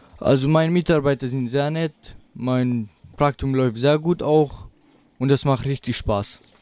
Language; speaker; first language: German; non-native, learner; Albanian